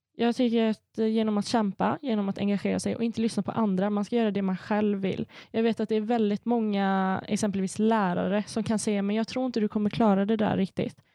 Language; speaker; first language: Swedish; native; Swedish